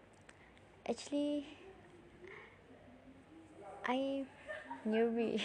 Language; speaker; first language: English; non-native, learner; Malay